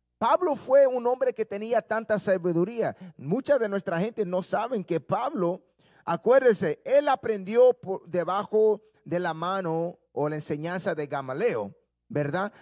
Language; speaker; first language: Spanish; early bilingual, heritage; Spanish